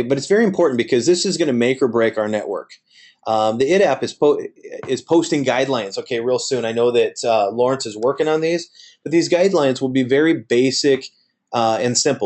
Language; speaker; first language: English; native; English